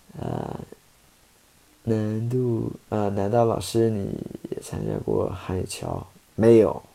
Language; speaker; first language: Chinese; non-native, fluent; English